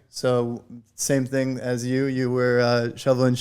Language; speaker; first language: English; native; English